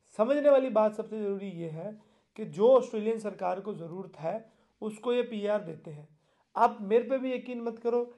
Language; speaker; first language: Hindi; non-native, local second language; Punjabi